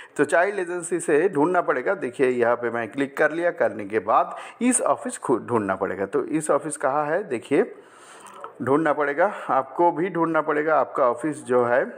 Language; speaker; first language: Hindi; non-native, local second language; Bangla